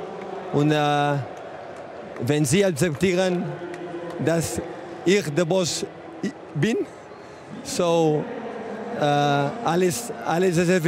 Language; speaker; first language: German; non-native, learner; Spanish